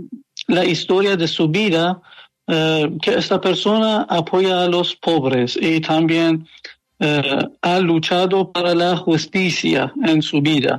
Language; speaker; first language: Spanish; non-native, learner; Persian